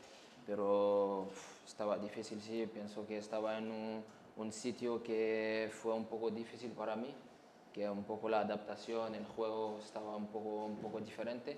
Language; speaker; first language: Spanish; non-native, fluent; French